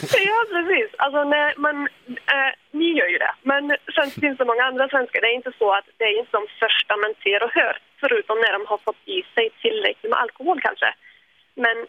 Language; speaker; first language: Swedish; early bilingual, other home language; German